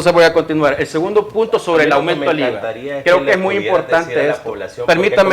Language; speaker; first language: Spanish; native; Spanish